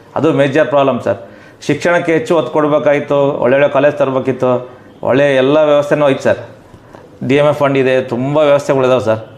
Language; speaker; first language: Kannada; native; Kannada